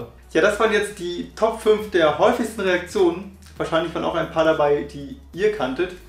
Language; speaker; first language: German; native; German